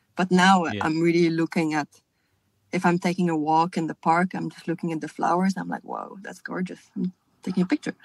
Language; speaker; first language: English; non-native, fluent; French